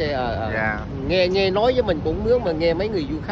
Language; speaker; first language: Vietnamese; native; Vietnamese